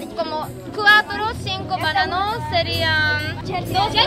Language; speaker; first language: Spanish; non-native, learner; Japanese